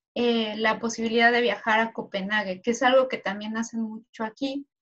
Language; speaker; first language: Spanish; native; Spanish